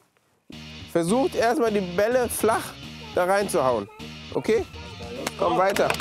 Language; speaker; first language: German; native; German